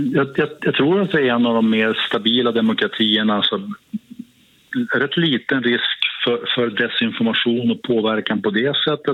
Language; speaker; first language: Swedish; native; Swedish